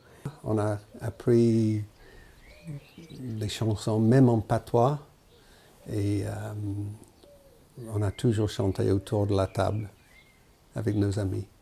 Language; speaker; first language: French; non-native, fluent; English